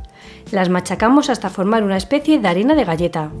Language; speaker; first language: Spanish; native; Spanish